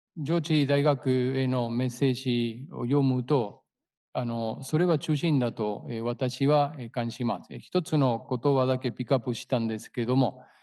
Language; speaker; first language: Japanese; non-native, fluent; Spanish